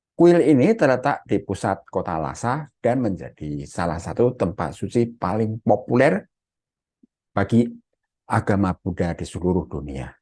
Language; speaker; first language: Indonesian; native; Indonesian